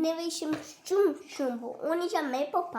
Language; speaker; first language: Albanian; early bilingual, heritage; Albanian